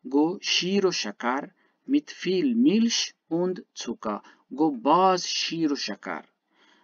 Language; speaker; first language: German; non-native, fluent; Baluchi